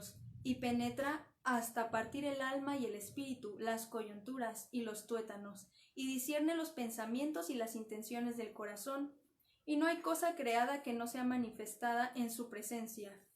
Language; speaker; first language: Spanish; native; Spanish